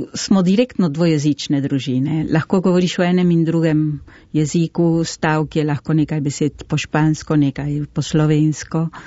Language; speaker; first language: Slovenian; early bilingual, heritage; Slovenian